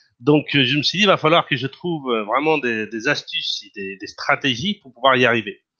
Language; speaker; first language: French; non-native, fluent; Portuguese